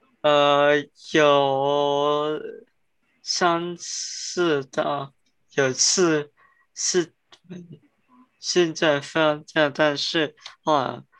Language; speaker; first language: Chinese; early bilingual, heritage; Chinese